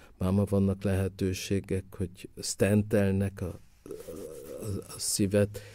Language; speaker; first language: Hungarian; early bilingual, heritage; Hungarian